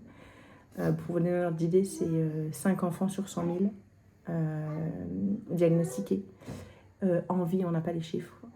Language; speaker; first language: French; native; French